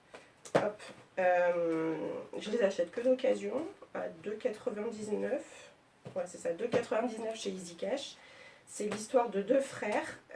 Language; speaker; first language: French; native; French